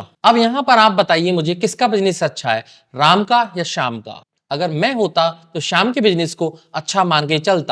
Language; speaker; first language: Hindi; native; Hindi